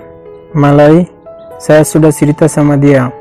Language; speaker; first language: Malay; non-native, learner; Bangla